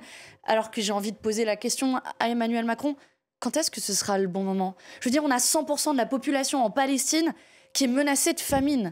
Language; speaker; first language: French; native; French